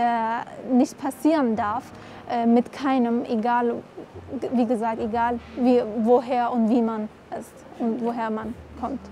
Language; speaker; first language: German; non-native, fluent; Kurdish